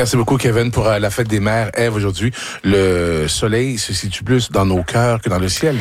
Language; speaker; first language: French; native; French